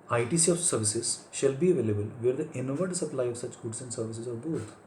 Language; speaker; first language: English; non-native, local second language; Punjabi